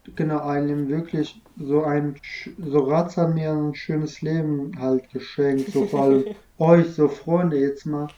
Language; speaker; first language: German; non-native, fluent; Arabic